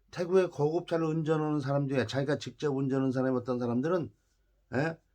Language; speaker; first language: Korean; native; Korean